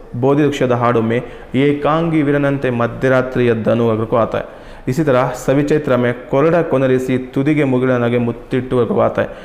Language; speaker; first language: Hindi; non-native, local second language; Kannada